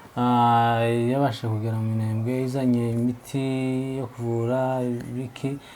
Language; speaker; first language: Kinyarwanda; native; Kinyarwanda